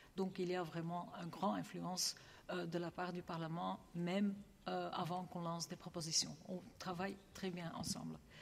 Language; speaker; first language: French; non-native, local second language; Dutch